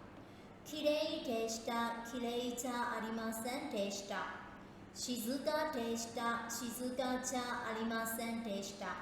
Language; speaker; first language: Japanese; non-native, fluent; Burmese